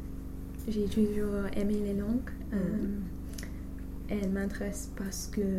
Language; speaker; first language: French; non-native, fluent; English